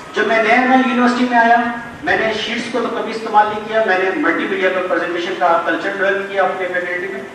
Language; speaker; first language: Urdu; non-native, local second language; Sindhi